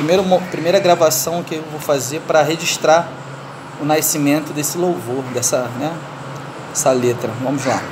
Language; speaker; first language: Portuguese; native; Portuguese